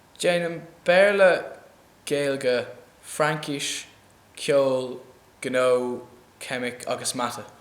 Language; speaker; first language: Irish; non-native, local second language; English